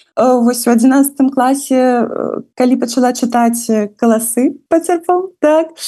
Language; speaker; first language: Belarusian; non-native, local second language; Russian